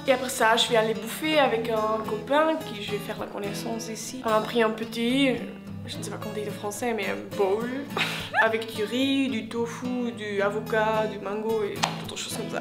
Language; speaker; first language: French; non-native, learner; Swiss German